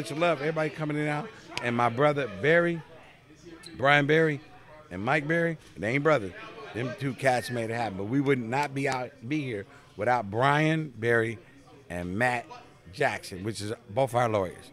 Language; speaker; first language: English; native; English